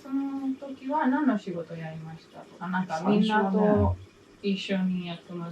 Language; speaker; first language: Japanese; non-native, learner; English